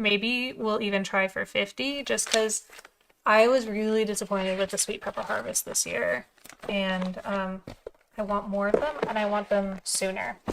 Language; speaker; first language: English; native; English